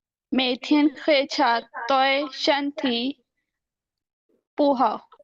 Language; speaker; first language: Chinese; non-native, learner; Urdu